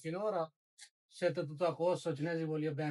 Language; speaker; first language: Italian; non-native, learner; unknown